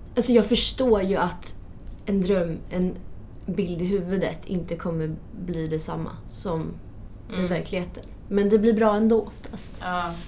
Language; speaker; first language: Swedish; early bilingual, other home language; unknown